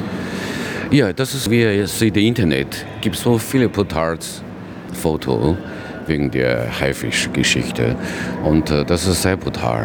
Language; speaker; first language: German; non-native, learner; Chinese